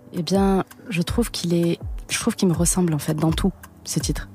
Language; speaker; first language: French; native; French